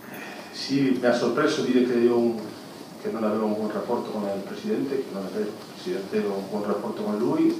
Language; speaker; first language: Italian; non-native, fluent; Spanish